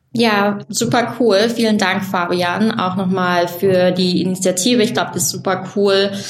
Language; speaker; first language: German; early bilingual, other home language; Vietnamese